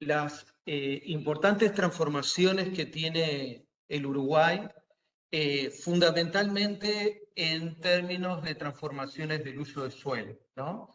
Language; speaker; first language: Spanish; native; Spanish